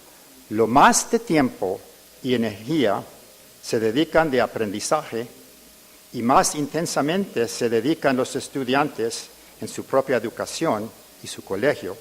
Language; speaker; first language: Spanish; early bilingual, heritage; English